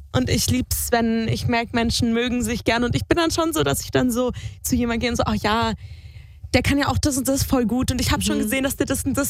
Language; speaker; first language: German; native; German